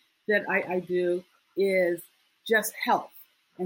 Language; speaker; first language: English; native; English